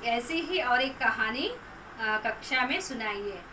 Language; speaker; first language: Hindi; non-native, local second language; Telugu